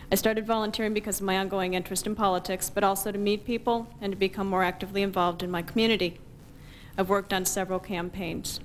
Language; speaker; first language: English; native; English